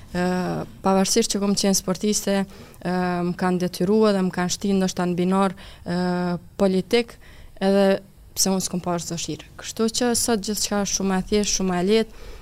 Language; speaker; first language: Albanian; native; Albanian